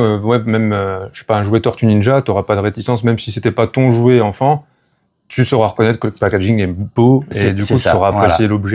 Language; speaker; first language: French; native; French